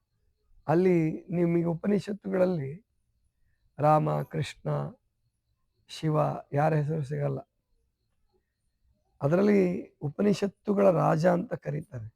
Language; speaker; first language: Kannada; native; Kannada